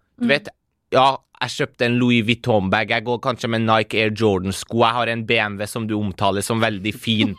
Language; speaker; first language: Norwegian; early bilingual, other home language; Persian